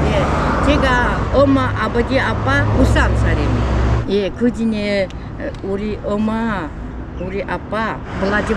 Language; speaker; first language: Korean; early bilingual, heritage; Korean